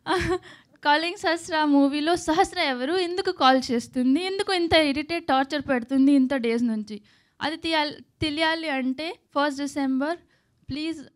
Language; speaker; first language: Telugu; non-native, learner; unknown